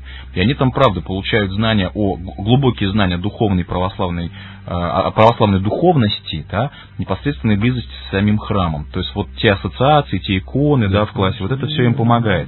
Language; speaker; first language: Russian; native; Russian